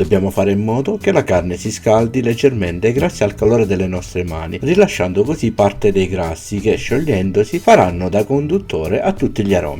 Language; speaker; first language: Italian; native; Italian